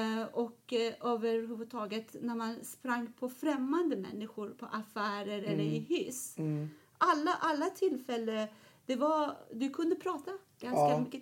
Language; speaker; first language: Swedish; non-native, fluent; Persian